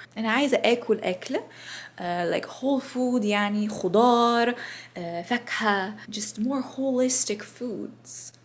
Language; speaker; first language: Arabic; non-native, learner; English